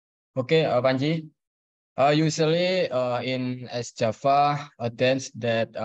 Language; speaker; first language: English; non-native, learner; Indonesian